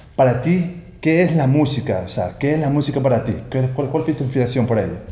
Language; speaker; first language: Spanish; non-native, fluent; English